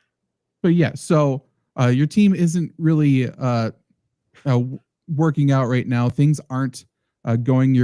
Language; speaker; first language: English; native; English